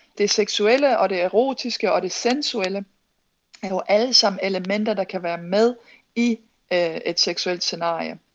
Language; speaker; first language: Danish; native; Danish